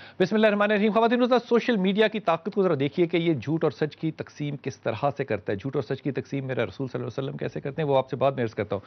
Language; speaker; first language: Urdu; native; Urdu